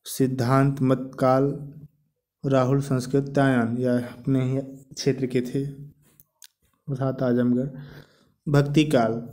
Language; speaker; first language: Hindi; native; Hindi